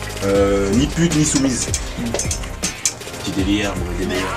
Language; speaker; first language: French; native; French